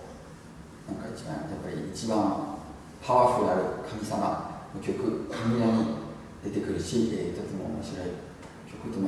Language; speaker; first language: Japanese; non-native, learner; French